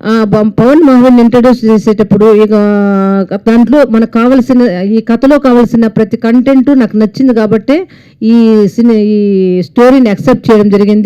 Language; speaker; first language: Telugu; native; Telugu